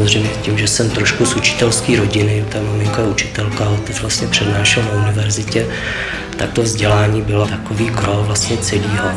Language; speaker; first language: Czech; native; Czech